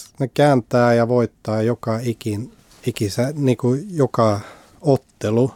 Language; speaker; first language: Finnish; early bilingual, heritage; Finnish